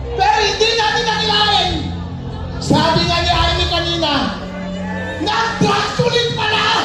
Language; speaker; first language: Filipino; non-native, local second language; Iloko